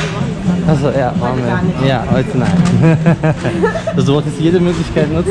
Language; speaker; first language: German; non-native, fluent; Turkish